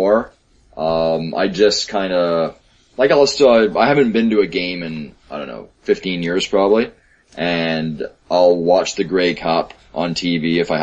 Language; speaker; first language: English; native; English